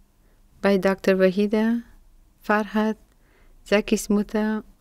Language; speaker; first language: German; non-native, fluent; Persian